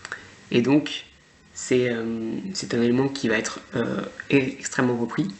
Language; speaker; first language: French; native; French